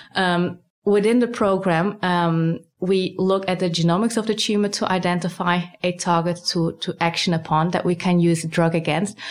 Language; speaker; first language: English; non-native, fluent; Dutch